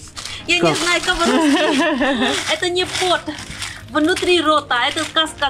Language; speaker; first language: Russian; non-native, learner; Vietnamese